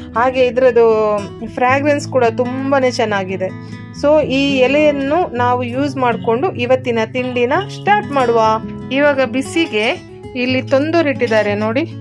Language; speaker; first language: Kannada; non-native, local second language; Tulu